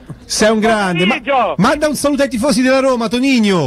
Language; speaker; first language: Italian; native; Italian